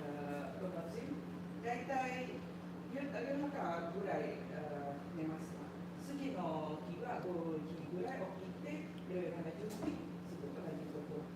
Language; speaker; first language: Japanese; non-native, learner; Indonesian